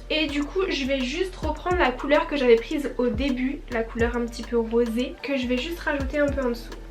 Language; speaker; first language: French; native; French